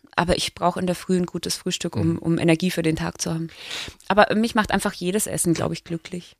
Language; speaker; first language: German; native; German